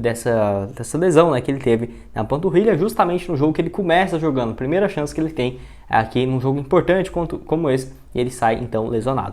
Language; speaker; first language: Portuguese; native; Portuguese